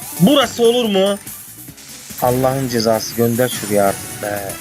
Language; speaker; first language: Turkish; native; Turkish